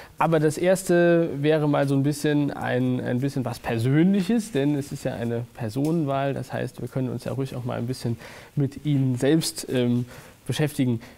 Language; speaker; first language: German; native; German